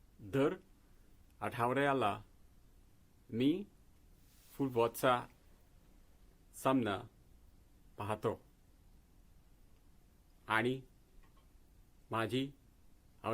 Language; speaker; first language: Marathi; non-native, learner; Spanish